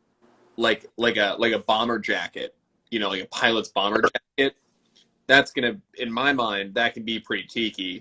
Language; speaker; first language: English; native; English